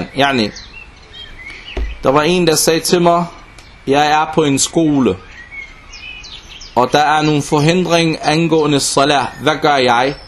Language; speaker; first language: Danish; non-native, local second language; Arabic